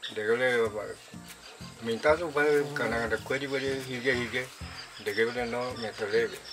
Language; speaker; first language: Spanish; non-native, local second language; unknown